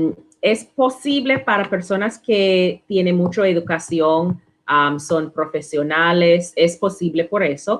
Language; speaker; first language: Spanish; non-native, learner; English